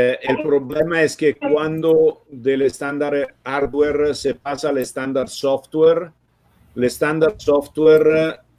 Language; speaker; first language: Spanish; non-native, fluent; Italian